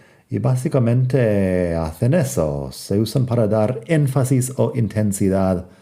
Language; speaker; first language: Spanish; non-native, fluent; English